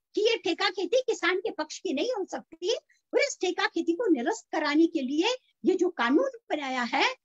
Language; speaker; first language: Hindi; native; Hindi